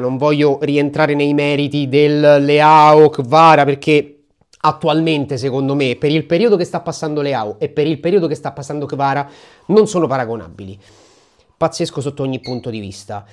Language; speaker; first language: Italian; native; Italian